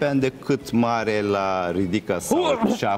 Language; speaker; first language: Romanian; non-native, learner; Turkish